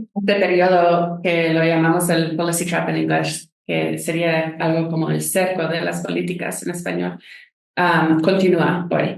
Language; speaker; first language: Spanish; non-native, fluent; English